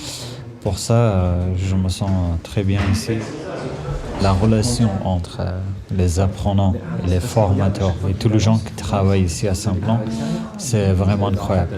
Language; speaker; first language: French; non-native, fluent; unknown